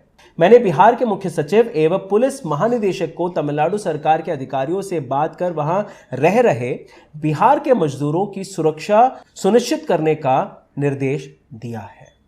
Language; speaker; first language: Hindi; native; Hindi